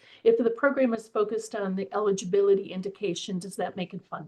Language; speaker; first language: English; native; English